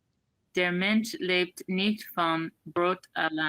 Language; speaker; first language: German; non-native, learner; English